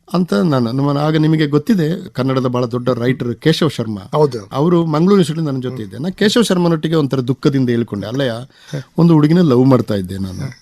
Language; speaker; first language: Kannada; non-native, local second language; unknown